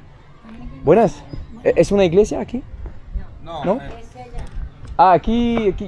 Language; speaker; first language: Spanish; non-native, learner; French